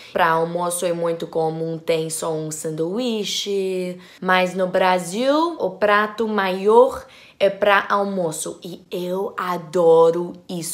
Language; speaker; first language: Portuguese; non-native, learner; English